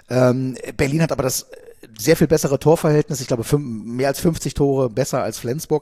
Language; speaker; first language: German; native; German